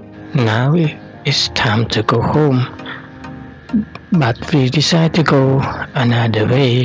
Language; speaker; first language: English; non-native, learner; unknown